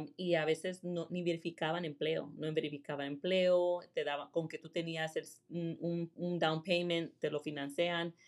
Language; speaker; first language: Spanish; early bilingual, heritage; Spanish